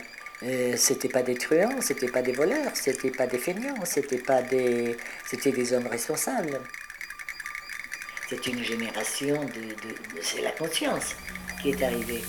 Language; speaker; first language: French; early bilingual, other home language; Spanish